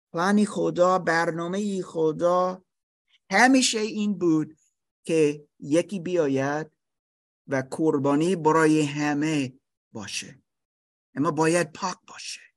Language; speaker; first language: Persian; non-native, learner; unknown